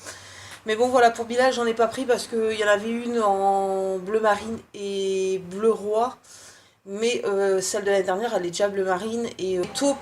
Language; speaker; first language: French; native; French